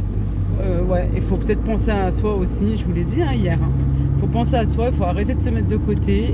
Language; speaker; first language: French; native; French